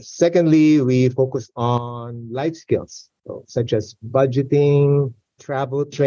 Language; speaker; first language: English; non-native, local second language; Filipino